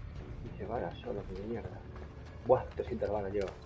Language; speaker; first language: Spanish; native; Spanish